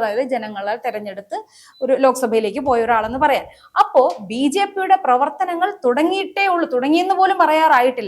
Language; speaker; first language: Malayalam; native; Malayalam